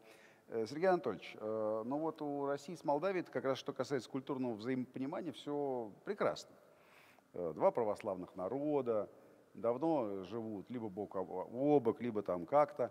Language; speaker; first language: Russian; native; Russian